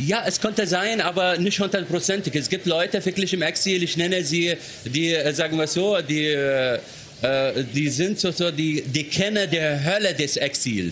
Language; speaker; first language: German; non-native, fluent; Arabic